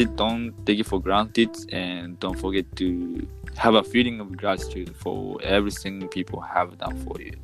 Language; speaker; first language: English; non-native, fluent; Japanese